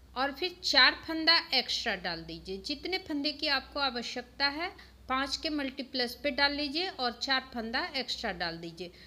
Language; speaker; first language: Hindi; native; Hindi